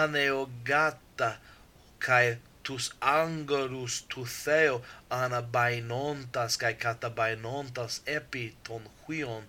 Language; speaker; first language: Greek; non-native, learner; English